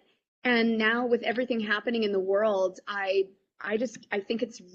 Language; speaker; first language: English; native; English